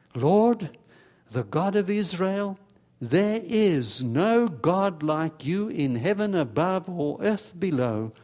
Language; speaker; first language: English; native; English